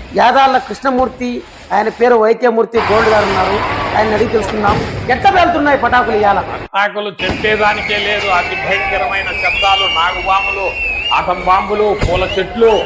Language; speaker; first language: Telugu; native; Telugu